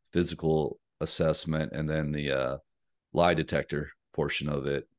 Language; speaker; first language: English; native; English